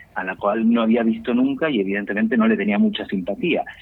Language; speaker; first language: Spanish; native; Spanish